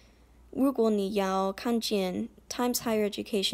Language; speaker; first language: Chinese; non-native, learner; English